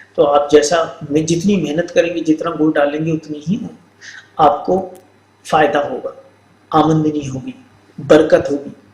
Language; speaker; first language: Hindi; native; Hindi